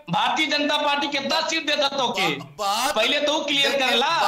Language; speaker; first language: Hindi; native; Hindi